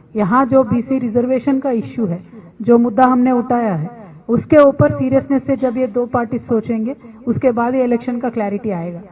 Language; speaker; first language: Hindi; non-native, local second language; Telugu